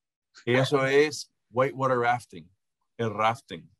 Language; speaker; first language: Spanish; non-native, fluent; English